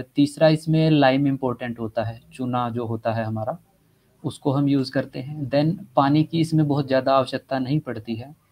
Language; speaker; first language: Hindi; native; Hindi